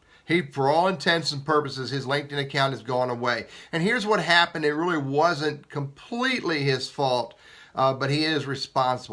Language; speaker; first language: English; native; English